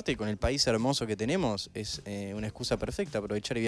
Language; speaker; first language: Spanish; native; Spanish